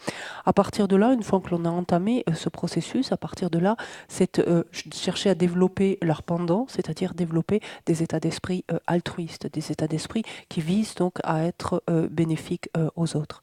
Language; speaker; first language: French; native; French